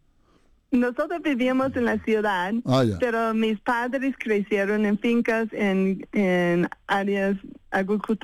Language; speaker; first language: Spanish; non-native, fluent; English